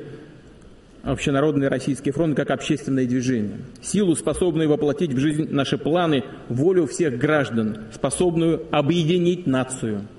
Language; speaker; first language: Russian; native; Russian